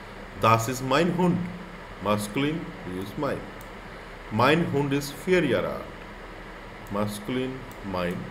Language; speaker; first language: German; non-native, fluent; Hindi